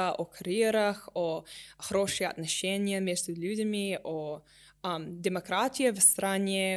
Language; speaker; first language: Russian; non-native, learner; English